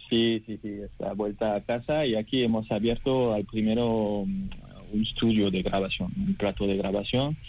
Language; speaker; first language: Spanish; non-native, fluent; French